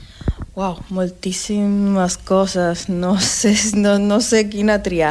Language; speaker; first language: Catalan; non-native, fluent; Spanish